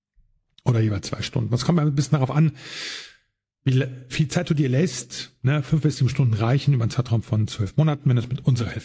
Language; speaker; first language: German; native; German